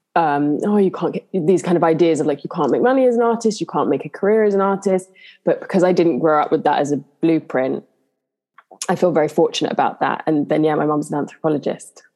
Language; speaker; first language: English; native; English